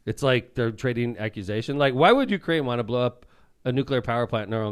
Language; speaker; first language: English; native; English